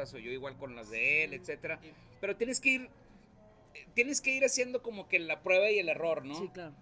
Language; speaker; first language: Spanish; native; Spanish